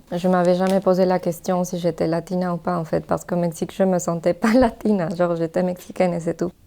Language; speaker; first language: French; non-native, fluent; Spanish